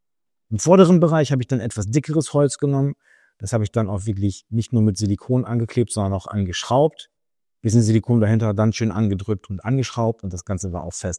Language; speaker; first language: German; native; German